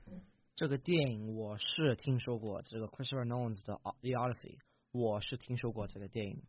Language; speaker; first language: Chinese; early bilingual, heritage; English